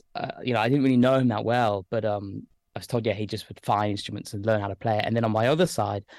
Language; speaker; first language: English; native; English